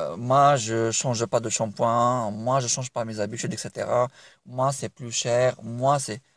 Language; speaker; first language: French; non-native, local second language; Arabic